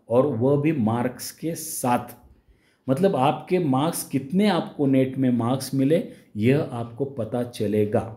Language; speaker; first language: Hindi; non-native, local second language; Marathi